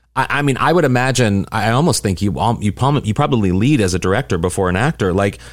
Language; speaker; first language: English; native; English